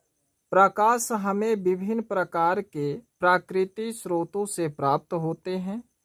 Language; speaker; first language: Hindi; native; Hindi